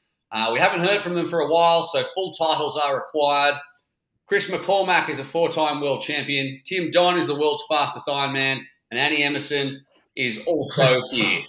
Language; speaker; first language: English; native; English